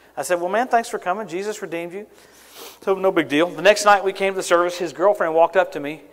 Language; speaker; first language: English; native; English